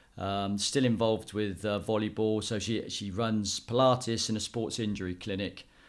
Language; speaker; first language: English; native; English